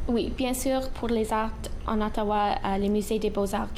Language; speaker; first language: French; non-native, local second language; English